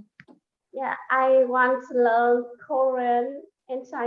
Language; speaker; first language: English; non-native, learner; Vietnamese